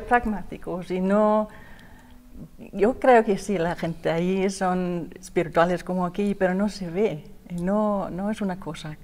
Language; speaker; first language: Spanish; non-native, learner; Danish